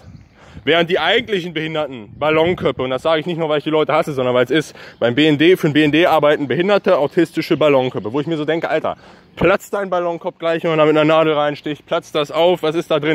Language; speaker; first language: German; native; German